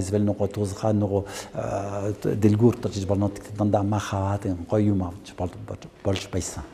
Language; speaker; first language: Mongolian; non-native, fluent; French